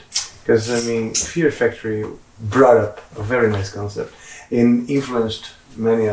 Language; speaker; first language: English; non-native, fluent; Portuguese